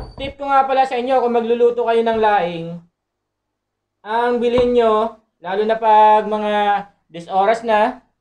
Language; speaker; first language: Filipino; non-native, local second language; Bikol